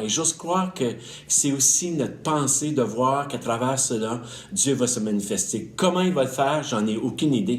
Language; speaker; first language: French; native; French